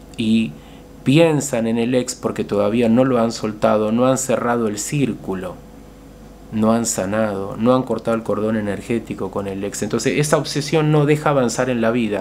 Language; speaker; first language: Spanish; native; Spanish